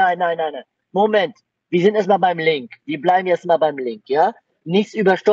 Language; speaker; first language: German; native; German